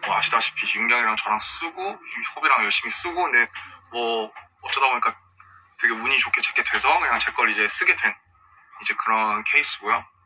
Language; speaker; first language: Korean; native; Korean